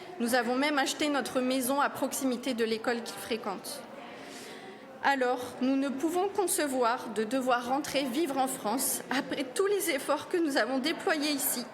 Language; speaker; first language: French; native; French